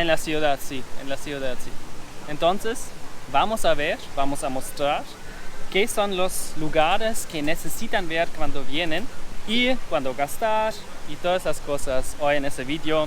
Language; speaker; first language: Spanish; non-native, learner; German